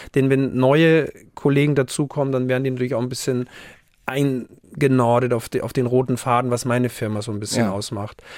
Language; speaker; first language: German; native; German